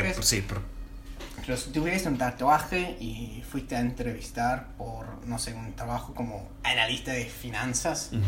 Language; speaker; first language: Spanish; non-native, fluent; English